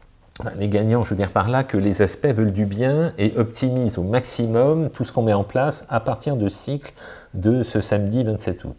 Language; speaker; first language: French; native; French